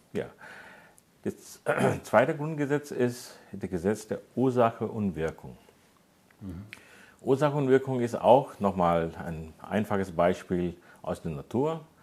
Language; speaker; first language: German; non-native, fluent; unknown